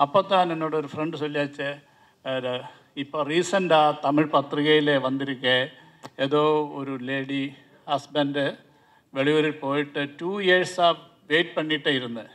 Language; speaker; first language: Tamil; non-native, learner; Malayalam